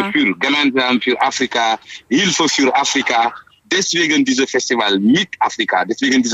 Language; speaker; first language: German; non-native, fluent; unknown